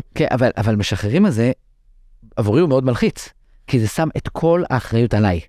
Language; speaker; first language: Hebrew; non-native, local second language; English